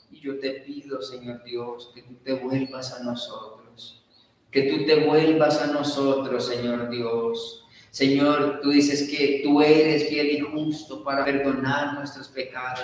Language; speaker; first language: Spanish; native; Spanish